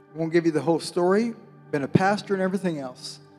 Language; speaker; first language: English; native; English